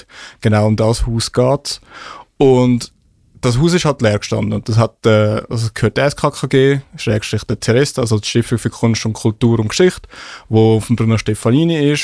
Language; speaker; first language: German; native; German